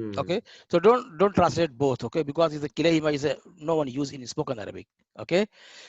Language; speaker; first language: English; non-native, learner; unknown